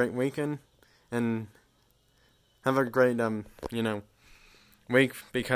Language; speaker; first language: English; native; English